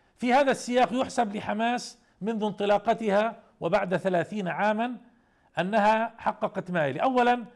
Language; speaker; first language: Arabic; native; Arabic